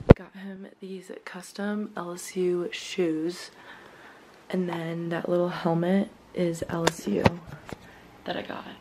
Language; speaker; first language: English; native; English